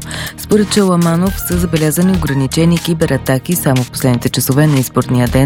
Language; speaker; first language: Bulgarian; native; Bulgarian